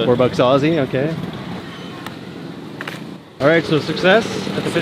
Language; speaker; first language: English; native; English